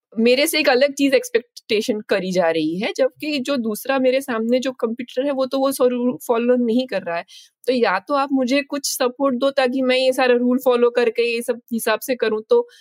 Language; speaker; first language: Hindi; native; Hindi